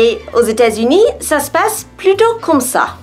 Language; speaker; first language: French; non-native, fluent; English